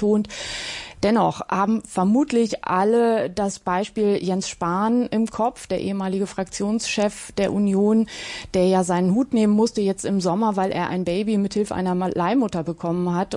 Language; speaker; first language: German; native; German